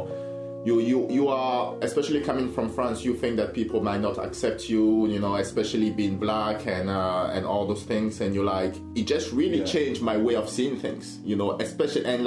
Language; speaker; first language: English; non-native, fluent; French